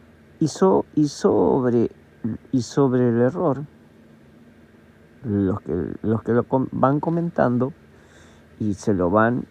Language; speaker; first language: Spanish; native; Spanish